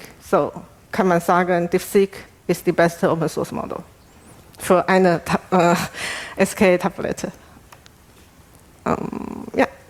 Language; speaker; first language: German; non-native, learner; Chinese